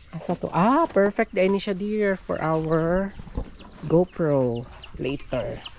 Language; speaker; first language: Filipino; non-native, local second language; Cebuano